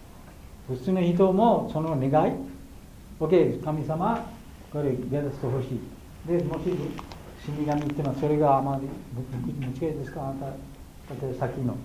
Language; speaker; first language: Japanese; non-native, learner; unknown